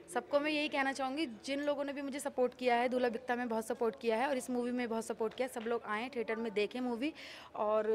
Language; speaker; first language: Hindi; native; Hindi